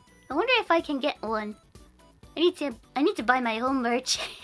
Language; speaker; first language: English; non-native, fluent; Japanese